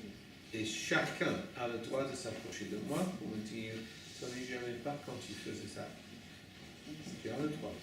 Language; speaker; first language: French; non-native, fluent; English